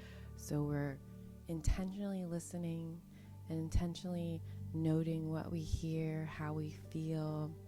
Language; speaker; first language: English; native; English